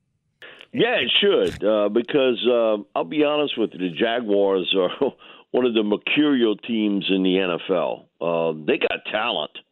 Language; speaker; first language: English; native; English